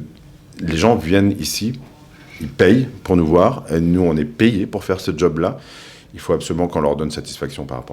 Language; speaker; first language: French; native; French